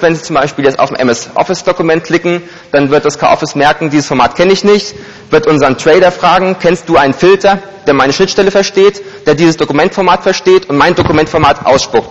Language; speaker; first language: German; native; German